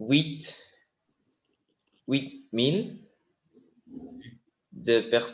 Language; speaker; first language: French; non-native, learner; Spanish